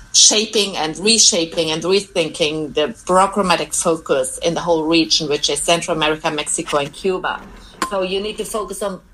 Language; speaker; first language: English; non-native, fluent; German